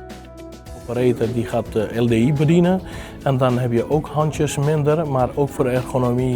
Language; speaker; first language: Dutch; non-native, fluent; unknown